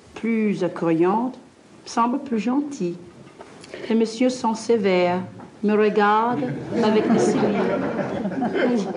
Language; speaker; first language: French; non-native, fluent; English